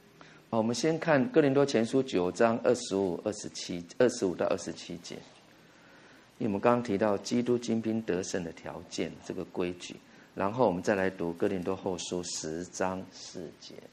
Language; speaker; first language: Chinese; native; Chinese